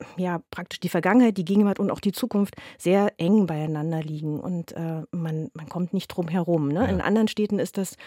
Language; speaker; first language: German; native; German